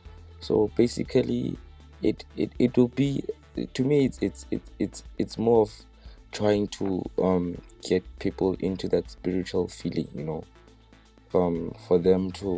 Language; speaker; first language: English; non-native, local second language; Southern Sotho